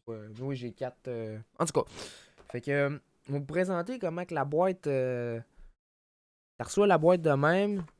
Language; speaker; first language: French; native; French